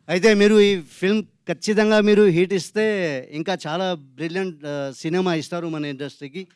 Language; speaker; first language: Telugu; non-native, local second language; Hindi